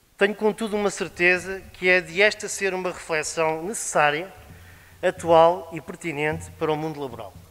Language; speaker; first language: Portuguese; native; Portuguese